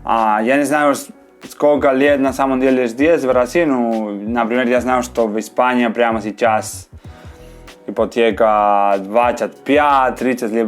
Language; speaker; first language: Russian; non-native, fluent; Spanish